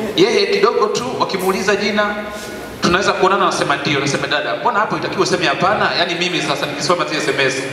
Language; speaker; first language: Swahili; native; Swahili